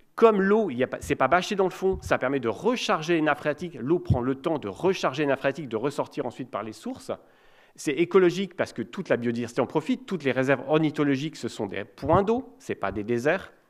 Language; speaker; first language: French; native; French